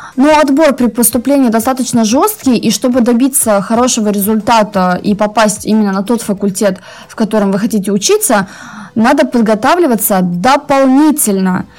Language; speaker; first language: Russian; native; Russian